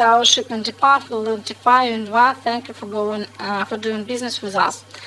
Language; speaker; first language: English; non-native, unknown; Russian